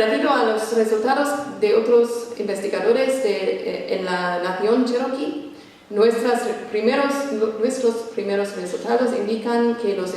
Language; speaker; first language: Spanish; non-native, fluent; English